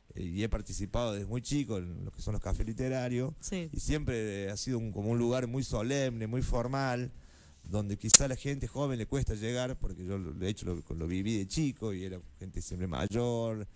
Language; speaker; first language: Spanish; native; Spanish